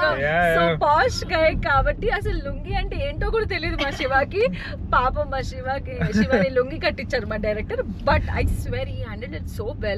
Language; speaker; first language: Telugu; native; Telugu